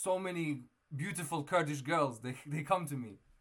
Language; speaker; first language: English; non-native, fluent; Kurdish